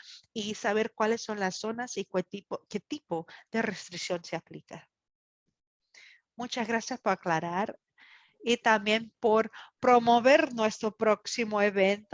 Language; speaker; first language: Spanish; non-native, fluent; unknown